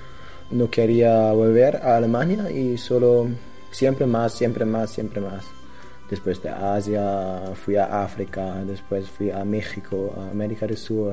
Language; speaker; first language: Spanish; non-native, learner; German